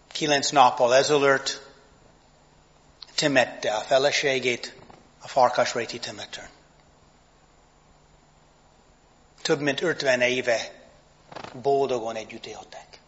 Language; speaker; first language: Hungarian; non-native, fluent; English